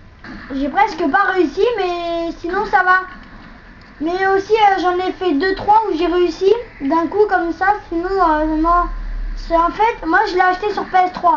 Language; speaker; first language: French; native; French